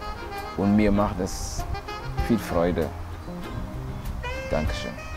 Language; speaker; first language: German; non-native, local second language; Wolof